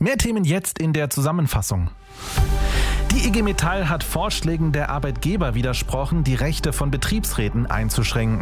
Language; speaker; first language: German; native; German